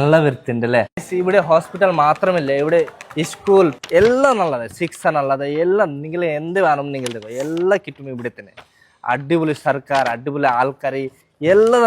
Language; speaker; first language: Malayalam; non-native, local second language; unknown